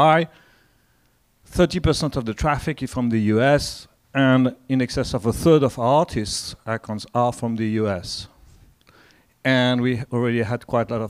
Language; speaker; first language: English; non-native, fluent; French